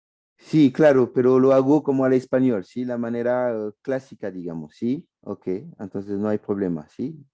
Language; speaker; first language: Spanish; non-native, fluent; French